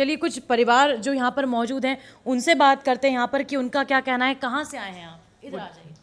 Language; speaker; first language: Hindi; native; Hindi